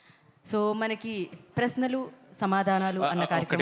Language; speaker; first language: Telugu; native; Telugu